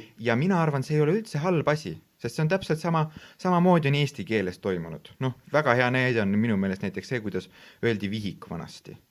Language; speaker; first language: Estonian; native; Estonian